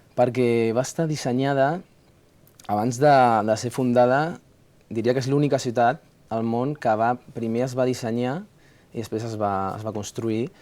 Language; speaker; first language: Catalan; early bilingual, other home language; Spanish